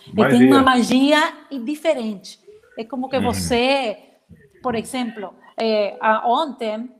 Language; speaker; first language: Portuguese; non-native, learner; Spanish